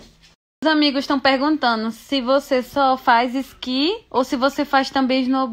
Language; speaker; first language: Portuguese; native; Portuguese